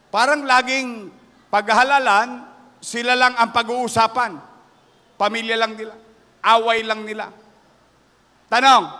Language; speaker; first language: Filipino; native; Filipino